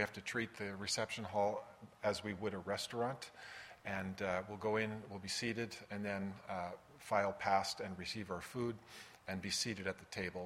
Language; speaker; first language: English; early bilingual, other home language; German